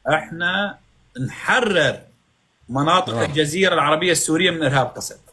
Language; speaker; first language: Arabic; native; Arabic